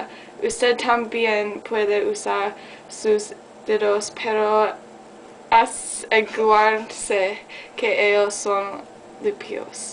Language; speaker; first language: Spanish; non-native, learner; English